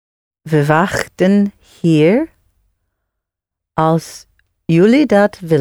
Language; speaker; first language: Dutch; non-native, learner; English